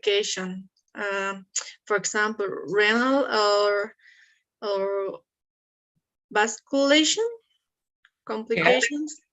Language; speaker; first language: English; non-native, learner; Spanish